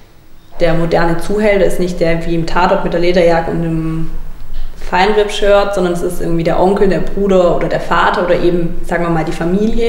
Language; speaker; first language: German; native; German